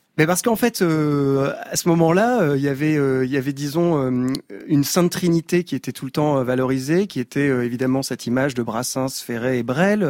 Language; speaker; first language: French; native; French